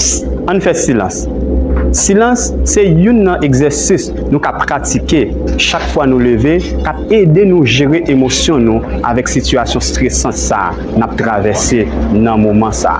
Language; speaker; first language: French; non-native, local second language; Haitian Creole